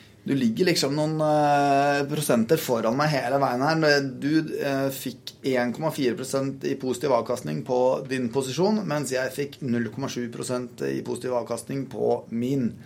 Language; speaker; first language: Norwegian; native; Norwegian